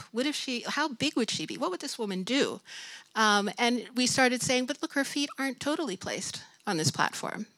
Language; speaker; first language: English; native; English